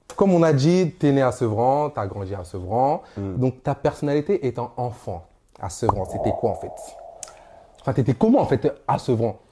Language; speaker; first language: French; native; French